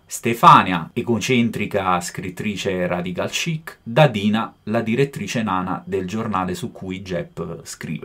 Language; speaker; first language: Italian; native; Italian